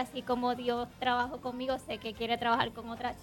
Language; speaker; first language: Spanish; native; Spanish